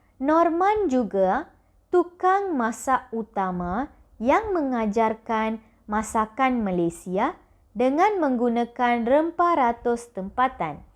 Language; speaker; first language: Malay; non-native, local second language; Tamil